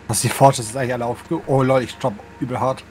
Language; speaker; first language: German; native; German